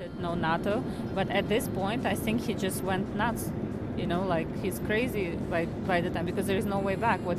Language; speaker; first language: English; non-native, fluent; Ukrainian